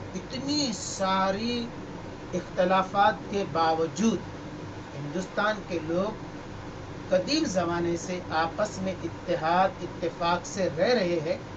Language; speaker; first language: Urdu; native; Urdu